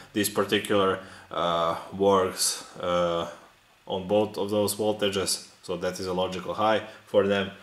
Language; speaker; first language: English; non-native, fluent; Serbian